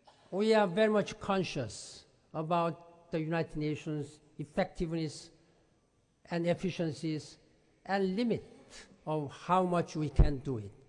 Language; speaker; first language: English; non-native, fluent; Korean